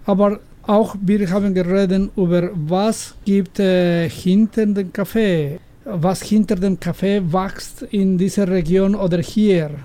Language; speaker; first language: German; non-native, learner; Spanish